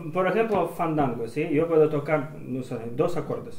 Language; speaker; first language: Spanish; non-native, learner; Russian